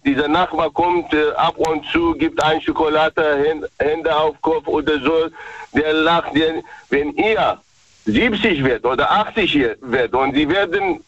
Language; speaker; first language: German; non-native, learner; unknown